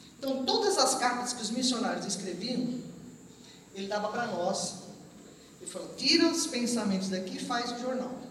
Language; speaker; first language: Portuguese; early bilingual, other home language; Armenian